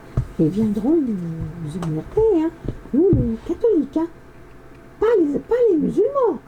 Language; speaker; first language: French; native; French